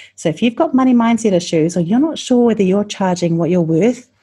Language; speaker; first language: English; native; English